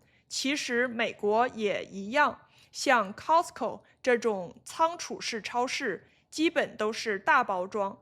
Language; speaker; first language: Chinese; native; Chinese